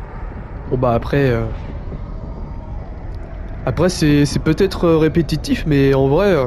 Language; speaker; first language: French; native; French